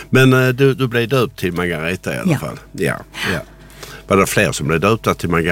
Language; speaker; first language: Swedish; native; Swedish